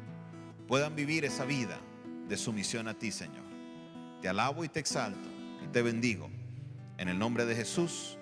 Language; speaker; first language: Spanish; native; Spanish